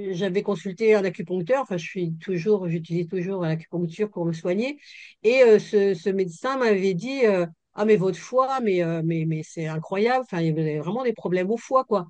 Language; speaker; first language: French; native; French